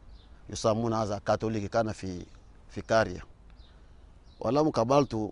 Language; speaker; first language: Arabic; non-native, learner; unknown